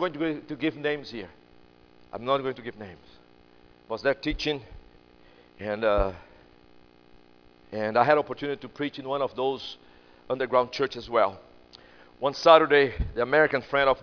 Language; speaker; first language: English; non-native, fluent; Portuguese